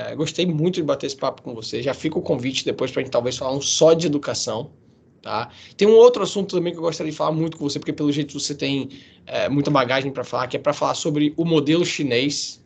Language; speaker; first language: Portuguese; native; Portuguese